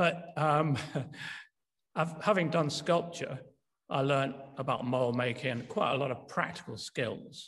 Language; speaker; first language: English; native; English